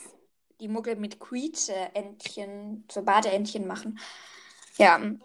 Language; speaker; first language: German; native; German